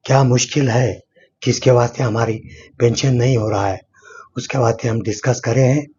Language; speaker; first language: Hindi; non-native, local second language; Kannada